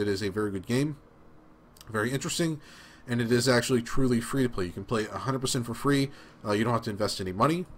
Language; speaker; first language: English; native; English